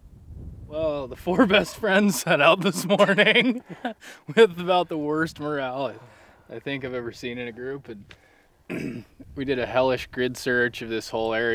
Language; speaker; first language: English; native; English